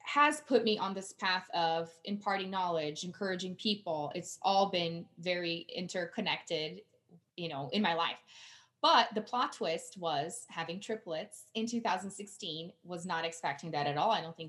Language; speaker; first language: English; non-native, fluent; Portuguese